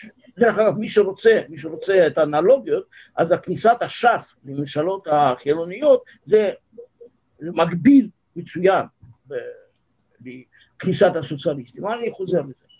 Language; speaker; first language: Hebrew; non-native, fluent; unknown